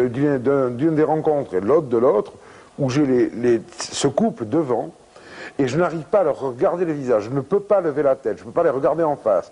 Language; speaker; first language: French; native; French